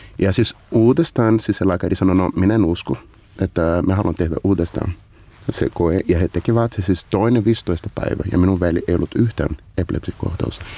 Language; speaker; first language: Finnish; non-native, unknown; Portuguese